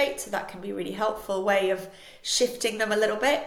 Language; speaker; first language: English; non-native, fluent; Spanish